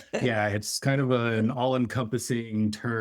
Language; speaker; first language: English; native; English